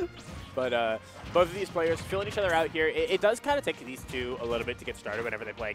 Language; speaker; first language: English; native; English